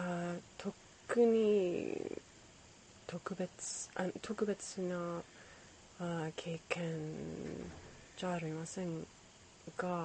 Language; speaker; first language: Japanese; non-native, learner; English